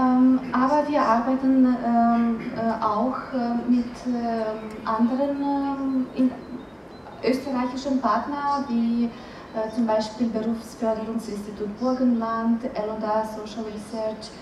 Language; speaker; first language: German; non-native, fluent; Romanian